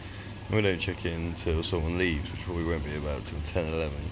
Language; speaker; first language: English; native; English